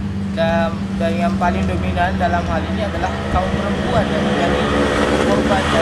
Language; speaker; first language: Indonesian; native; Indonesian